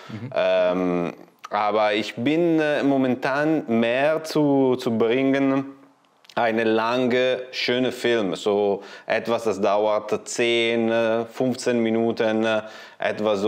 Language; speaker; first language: German; non-native, learner; Italian